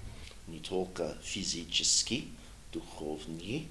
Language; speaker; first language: Russian; non-native, learner; English